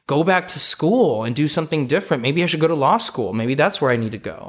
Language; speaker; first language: English; native; English